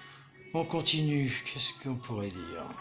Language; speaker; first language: French; native; French